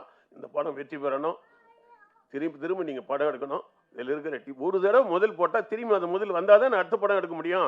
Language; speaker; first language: Tamil; native; Tamil